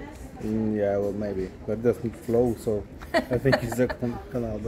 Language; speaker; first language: English; non-native, fluent; Norwegian